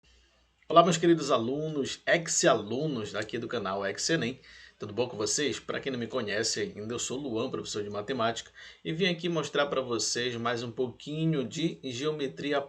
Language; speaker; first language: Portuguese; native; Portuguese